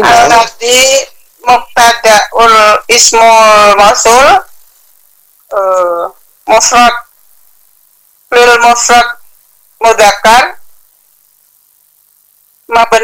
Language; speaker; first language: Arabic; non-native, learner; Indonesian